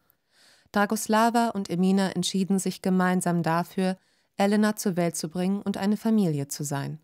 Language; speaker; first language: German; native; German